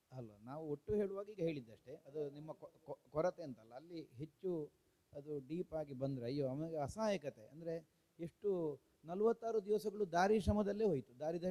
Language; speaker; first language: Kannada; native; Kannada